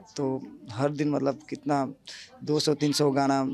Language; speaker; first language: Hindi; non-native, local second language; Nepali